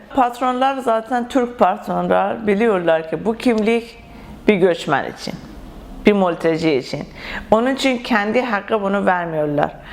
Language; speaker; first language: Turkish; non-native, learner; Persian